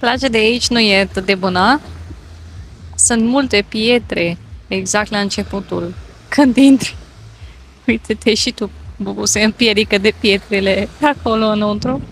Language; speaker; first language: Romanian; non-native, fluent; Bulgarian